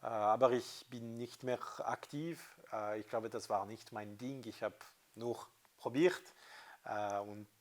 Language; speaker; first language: German; non-native, fluent; French